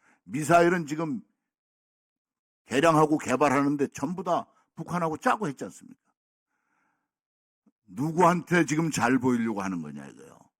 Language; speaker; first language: Korean; native; Korean